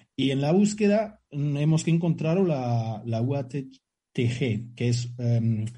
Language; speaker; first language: Spanish; non-native, fluent; German